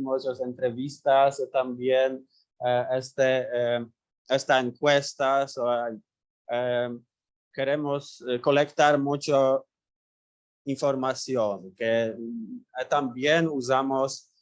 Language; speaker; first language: Spanish; non-native, learner; Polish